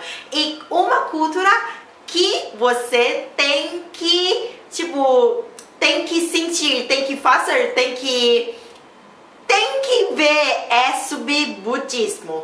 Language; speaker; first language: Portuguese; non-native, learner; Thai